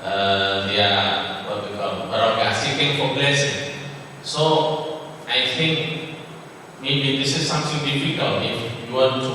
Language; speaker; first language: English; non-native, fluent; Indonesian